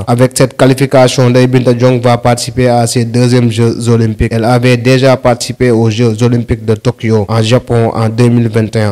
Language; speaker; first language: French; non-native, local second language; Wolof